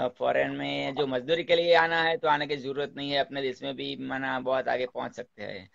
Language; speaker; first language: Hindi; non-native, local second language; Gujarati